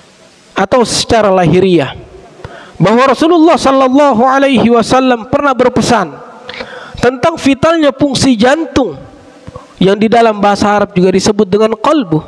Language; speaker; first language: Indonesian; native; Indonesian